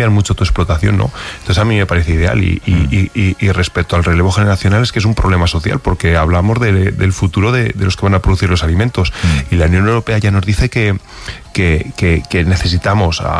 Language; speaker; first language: Spanish; native; Spanish